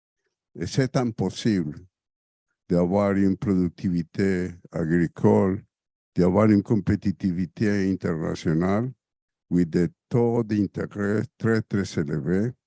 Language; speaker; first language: French; non-native, fluent; Spanish